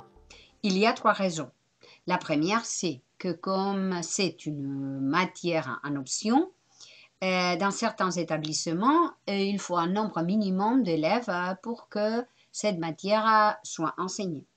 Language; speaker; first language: French; non-native, fluent; Spanish